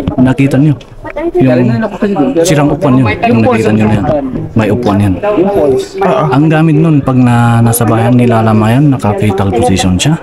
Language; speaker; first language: Filipino; non-native, local second language; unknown